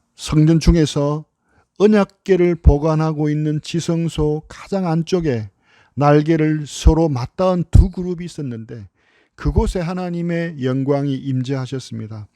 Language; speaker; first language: Korean; native; Korean